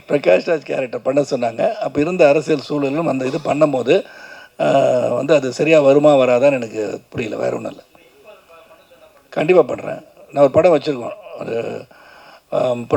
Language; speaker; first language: Tamil; native; Tamil